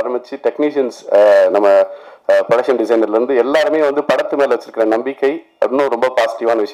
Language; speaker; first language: Tamil; native; Tamil